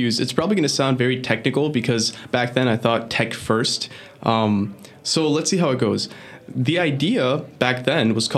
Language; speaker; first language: English; early bilingual, other home language; Spanish